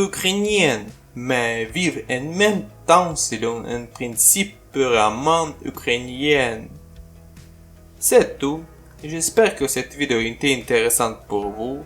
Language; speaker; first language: French; non-native, fluent; Ukrainian